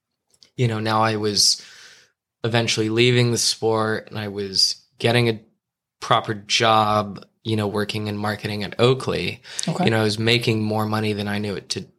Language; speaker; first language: English; native; English